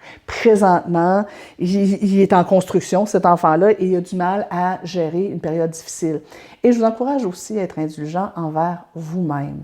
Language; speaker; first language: French; native; French